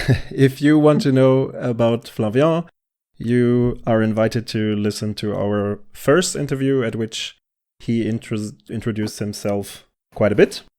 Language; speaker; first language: English; non-native, fluent; German